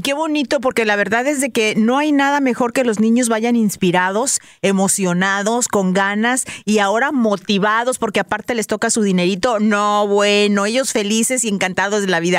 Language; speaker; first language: Spanish; native; Spanish